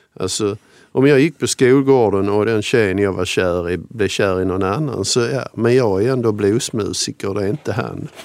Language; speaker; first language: Swedish; native; Swedish